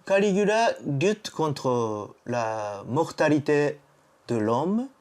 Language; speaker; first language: French; non-native, fluent; Japanese